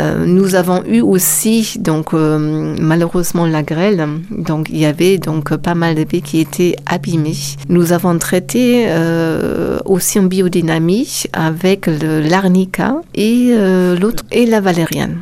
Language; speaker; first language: French; non-native, fluent; German